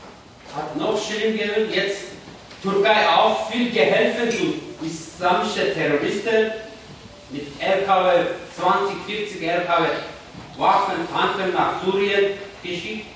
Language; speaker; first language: German; non-native, learner; Kurdish